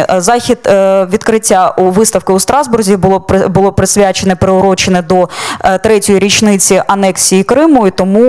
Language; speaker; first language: Ukrainian; native; Ukrainian